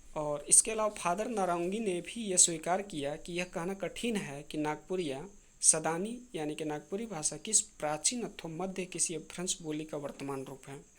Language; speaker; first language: Hindi; native; Hindi